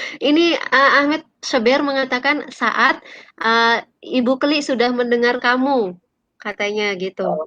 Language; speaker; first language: Indonesian; native; Indonesian